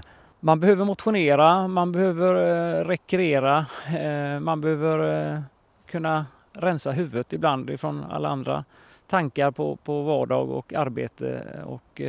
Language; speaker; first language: Swedish; native; Swedish